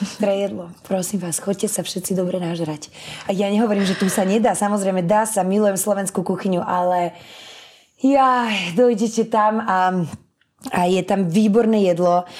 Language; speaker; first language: Slovak; early bilingual, other home language; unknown